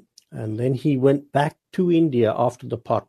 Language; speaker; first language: English; non-native, local second language; Punjabi